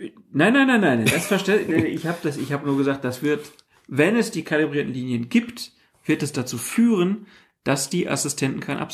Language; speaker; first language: German; native; German